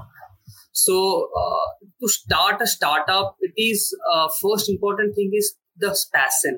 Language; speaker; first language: English; non-native, local second language; Bangla